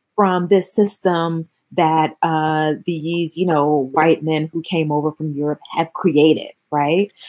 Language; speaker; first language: English; native; English